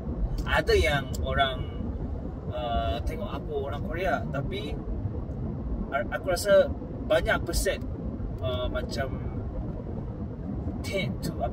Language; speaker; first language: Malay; non-native, fluent; Korean